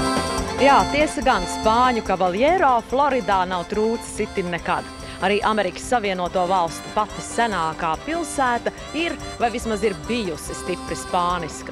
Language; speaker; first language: Latvian; native; Latvian